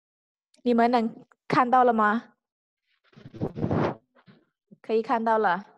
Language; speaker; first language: Chinese; non-native, fluent; Indonesian